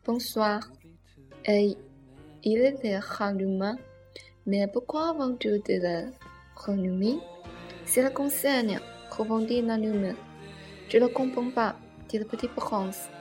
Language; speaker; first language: French; non-native, learner; Chinese